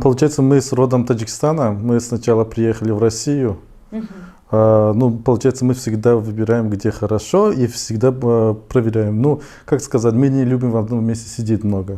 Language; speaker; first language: Russian; non-native, fluent; Tajik